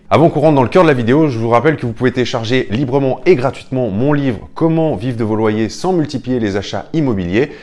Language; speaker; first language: French; native; French